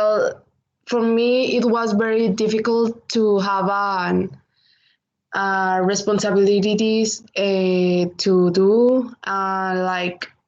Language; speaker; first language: English; non-native, learner; Spanish